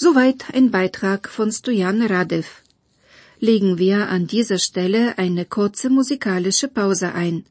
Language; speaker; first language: German; non-native, fluent; Bulgarian